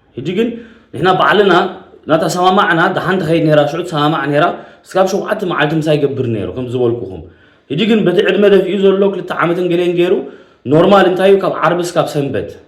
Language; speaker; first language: Tigrinya; early bilingual, heritage; Tigrinya